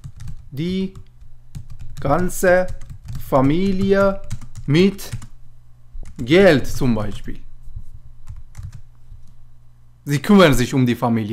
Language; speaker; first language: German; non-native, fluent; Persian